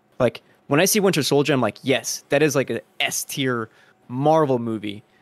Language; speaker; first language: English; early bilingual, other home language; Spanish